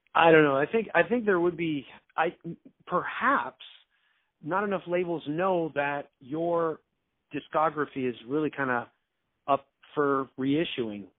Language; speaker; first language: English; native; English